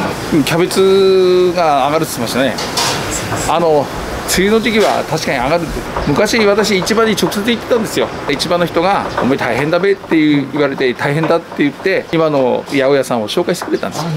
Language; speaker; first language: Japanese; native; Japanese